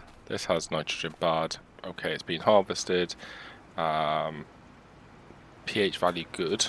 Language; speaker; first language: English; native; English